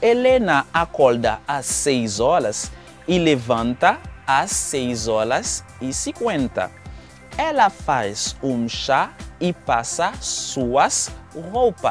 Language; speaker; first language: Portuguese; non-native, fluent; Haitian Creole